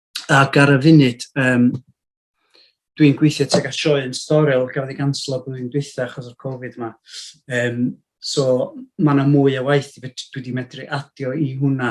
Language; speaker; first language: Welsh; native; Welsh